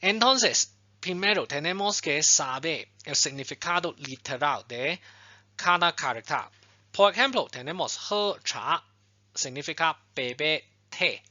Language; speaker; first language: Spanish; non-native, fluent; Chinese